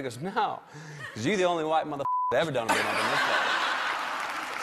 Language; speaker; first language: English; native; English